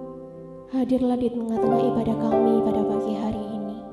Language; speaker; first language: Indonesian; native; Indonesian